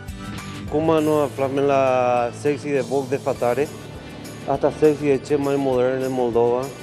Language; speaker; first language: Romanian; non-native, learner; Spanish